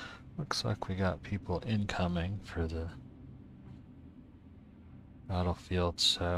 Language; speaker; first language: English; native; English